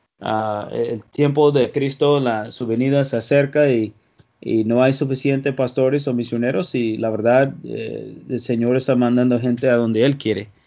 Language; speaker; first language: Spanish; non-native, fluent; English